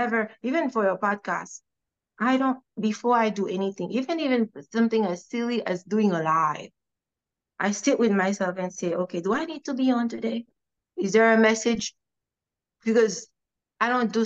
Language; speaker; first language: English; non-native, fluent; French